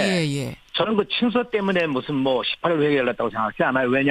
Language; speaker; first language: Korean; native; Korean